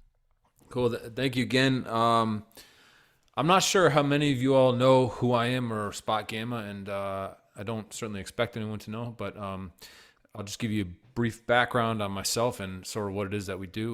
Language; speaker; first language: English; native; English